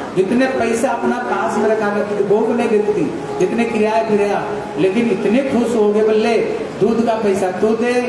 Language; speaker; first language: Hindi; native; Hindi